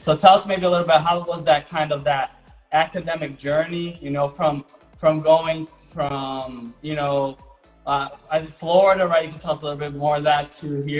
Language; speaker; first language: English; non-native, fluent; Portuguese